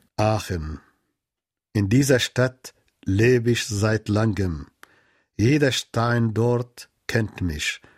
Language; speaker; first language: German; non-native, fluent; Arabic